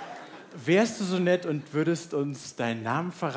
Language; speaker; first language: German; native; German